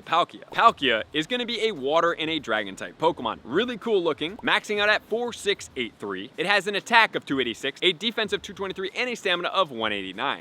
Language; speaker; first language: English; native; English